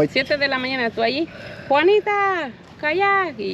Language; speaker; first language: Spanish; native; Spanish